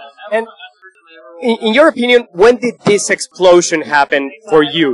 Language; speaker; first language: English; non-native, fluent; Spanish